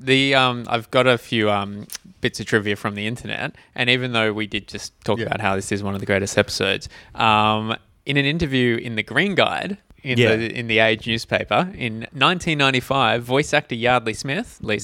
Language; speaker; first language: English; native; English